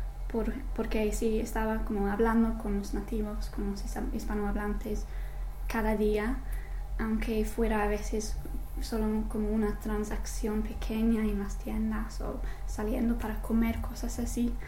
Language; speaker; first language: Spanish; non-native, fluent; English